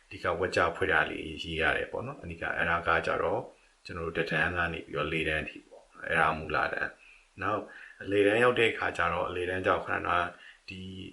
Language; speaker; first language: Burmese; native; Burmese